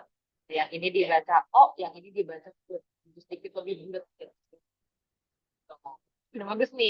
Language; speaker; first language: Indonesian; native; Indonesian